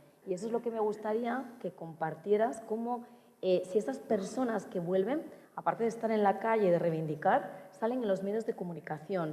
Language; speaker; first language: Spanish; native; Spanish